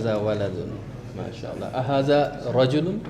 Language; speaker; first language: Arabic; non-native, learner; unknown